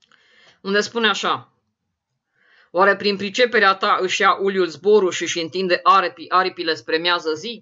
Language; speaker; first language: Romanian; native; Romanian